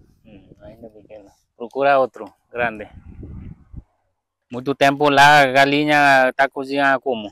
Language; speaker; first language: Spanish; non-native, learner; Vietnamese